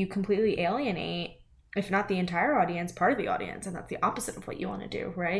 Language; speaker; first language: English; native; English